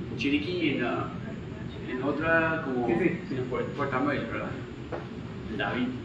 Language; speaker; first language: Spanish; non-native, fluent; English